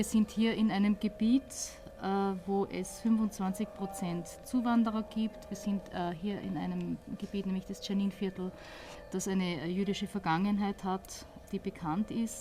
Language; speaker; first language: German; native; German